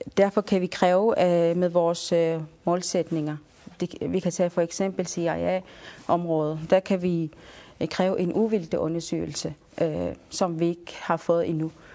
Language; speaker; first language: Danish; non-native, local second language; Kalaallisut